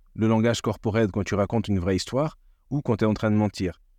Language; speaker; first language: French; non-native, fluent; Portuguese